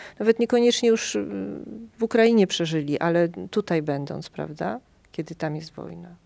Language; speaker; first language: Polish; native; Polish